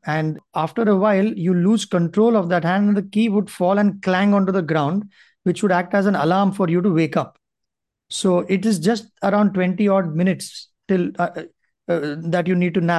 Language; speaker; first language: English; non-native, local second language; Marathi